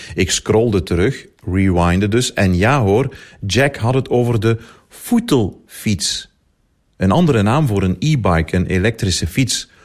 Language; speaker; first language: Dutch; native; Dutch